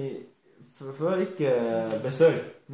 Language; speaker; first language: Norwegian; non-native, learner; Turkish